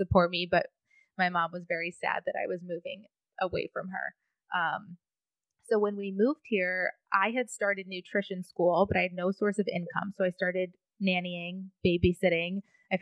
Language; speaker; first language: English; native; English